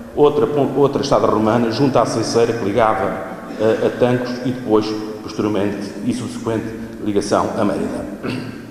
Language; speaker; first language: Portuguese; native; Portuguese